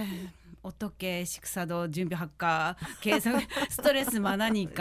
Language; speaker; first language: Korean; non-native, learner; Japanese